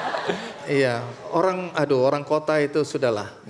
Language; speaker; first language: Indonesian; native; Indonesian